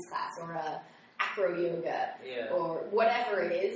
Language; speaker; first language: English; native; English